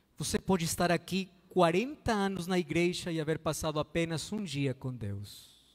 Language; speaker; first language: Portuguese; non-native, fluent; Spanish